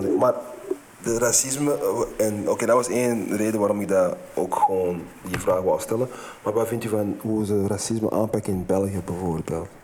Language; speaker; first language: Dutch; non-native, fluent; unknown